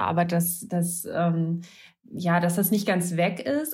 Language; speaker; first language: German; native; German